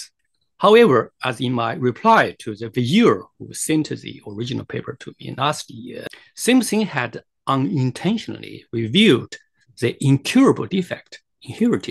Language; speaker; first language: English; non-native, fluent; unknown